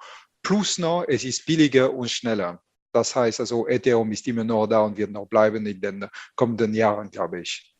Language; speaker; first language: German; non-native, fluent; French